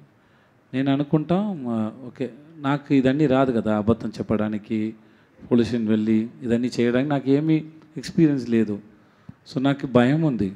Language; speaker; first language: Telugu; non-native, learner; Tamil